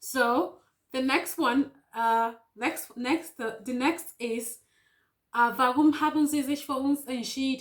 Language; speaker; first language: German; non-native, learner; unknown